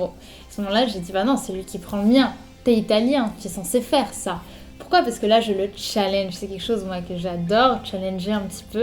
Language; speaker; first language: French; native; French